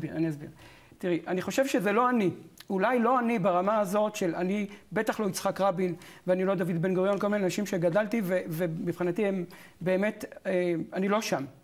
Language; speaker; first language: Hebrew; native; Hebrew